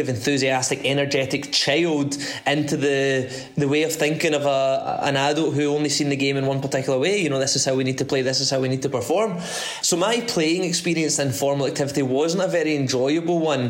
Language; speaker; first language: English; native; English